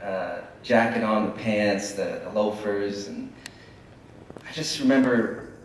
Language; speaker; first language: English; native; English